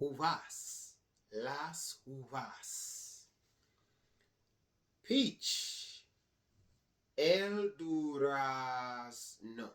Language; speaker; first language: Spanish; non-native, learner; English